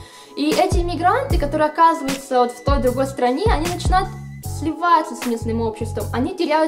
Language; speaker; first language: Russian; native; Russian